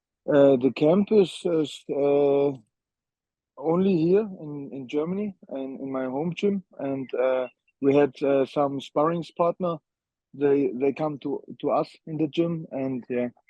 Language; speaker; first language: English; non-native, learner; German